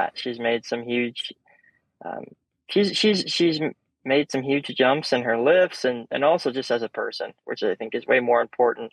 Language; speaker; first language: English; native; English